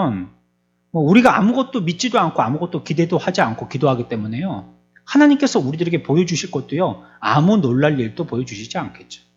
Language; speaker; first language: Korean; native; Korean